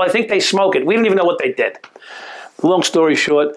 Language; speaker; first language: English; native; English